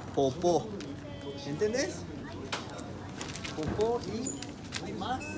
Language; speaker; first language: Spanish; non-native, learner; Japanese